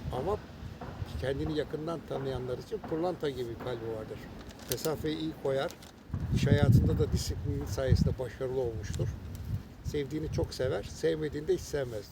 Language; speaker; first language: Turkish; native; Turkish